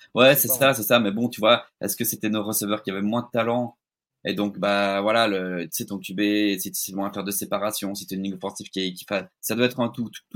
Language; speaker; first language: French; native; French